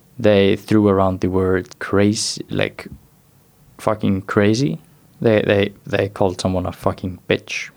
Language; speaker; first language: English; non-native, fluent; Icelandic